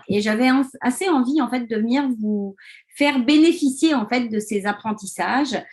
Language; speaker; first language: French; native; French